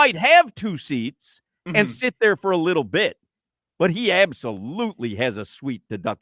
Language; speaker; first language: English; native; English